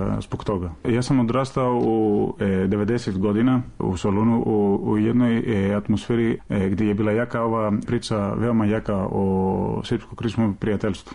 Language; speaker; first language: Serbian; non-native, fluent; Greek